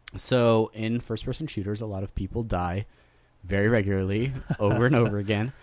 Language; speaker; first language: English; native; English